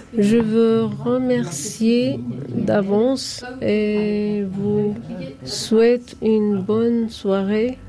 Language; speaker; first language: French; non-native, fluent; Arabic